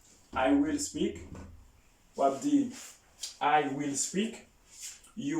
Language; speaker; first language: English; non-native, learner; Haitian Creole